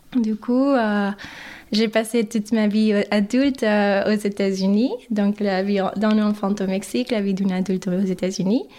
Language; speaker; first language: French; non-native, fluent; English